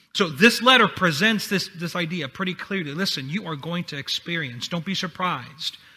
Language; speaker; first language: English; non-native, fluent; Spanish